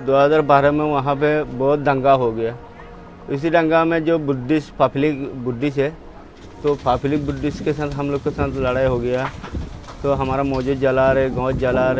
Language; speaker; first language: Hindi; non-native, learner; Rohingya